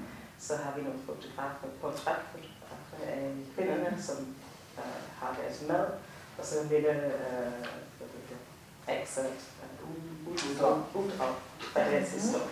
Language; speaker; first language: Danish; non-native, fluent; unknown